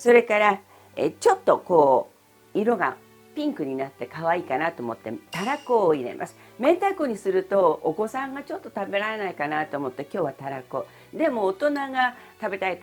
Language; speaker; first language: Japanese; early bilingual, other home language; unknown